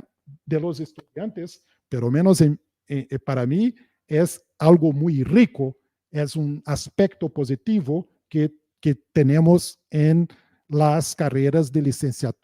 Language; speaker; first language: Spanish; non-native, fluent; Portuguese